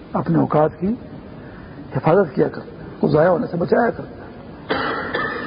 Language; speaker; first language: Urdu; non-native, local second language; Pashto